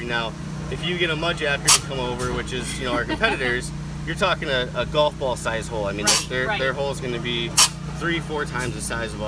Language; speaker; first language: English; native; English